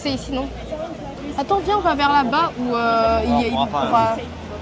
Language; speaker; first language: French; native; French